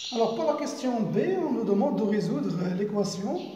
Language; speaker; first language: French; non-native, local second language; Arabic